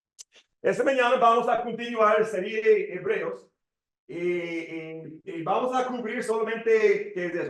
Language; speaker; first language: Spanish; non-native, fluent; English